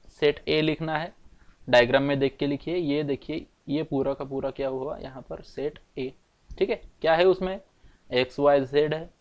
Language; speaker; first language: Hindi; non-native, local second language; Marathi